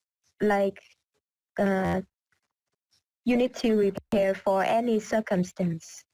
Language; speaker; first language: English; non-native, learner; Vietnamese